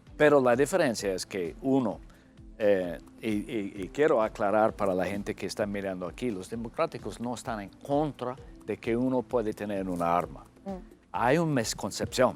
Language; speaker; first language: Spanish; non-native, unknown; English